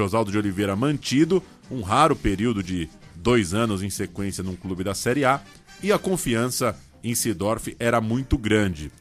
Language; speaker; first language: Portuguese; native; Portuguese